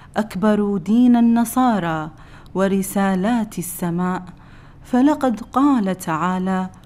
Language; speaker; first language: Arabic; native; Arabic